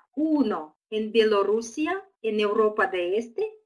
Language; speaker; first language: Spanish; non-native, fluent; Uzbek